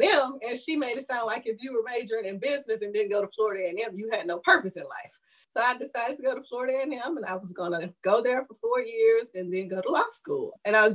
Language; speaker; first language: English; native; English